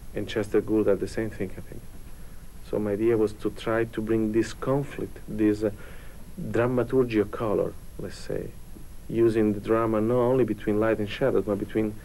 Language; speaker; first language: English; non-native, fluent; Italian